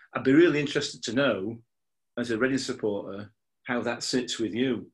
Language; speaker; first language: English; native; English